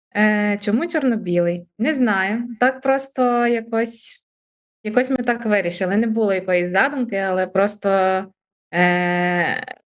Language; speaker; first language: Ukrainian; native; Ukrainian